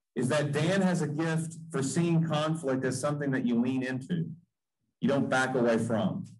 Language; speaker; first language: English; native; English